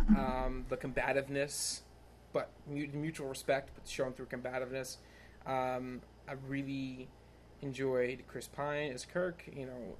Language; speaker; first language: English; native; English